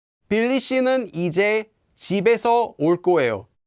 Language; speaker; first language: Korean; non-native, fluent; English